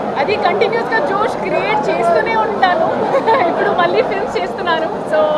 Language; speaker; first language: Telugu; non-native, learner; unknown